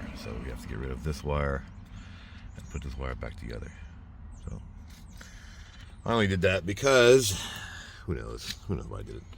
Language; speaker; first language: English; native; English